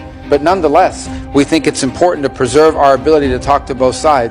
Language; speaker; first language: English; native; English